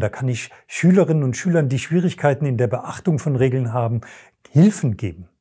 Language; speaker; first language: German; native; German